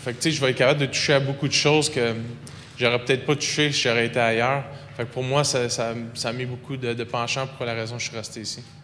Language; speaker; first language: French; native; French